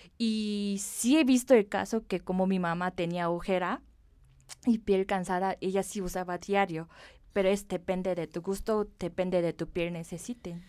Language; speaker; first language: Spanish; non-native, fluent; Korean